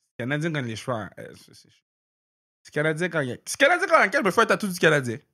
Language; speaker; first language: French; native; French